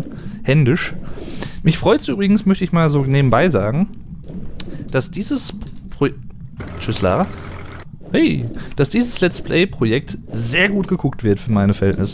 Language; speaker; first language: German; native; German